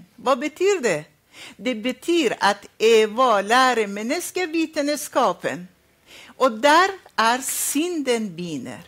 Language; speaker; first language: Norwegian; non-native, fluent; Arabic